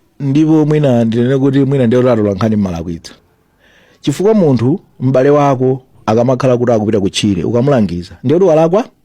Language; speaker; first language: Nyanja; native; Nyanja